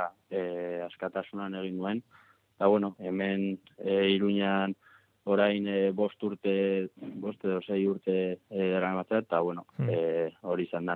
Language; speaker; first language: Basque; non-native, local second language; Spanish